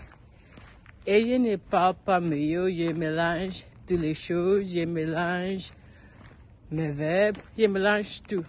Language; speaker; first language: French; non-native, learner; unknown